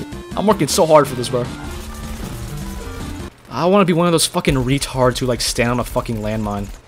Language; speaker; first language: English; native; English